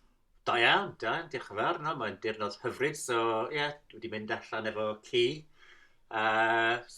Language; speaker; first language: Welsh; non-native, fluent; English